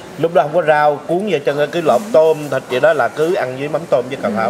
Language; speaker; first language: Vietnamese; native; Vietnamese